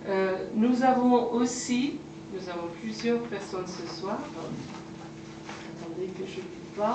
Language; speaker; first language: French; non-native, fluent; Persian